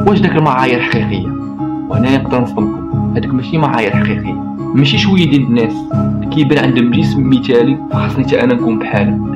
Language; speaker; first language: Arabic; native; Arabic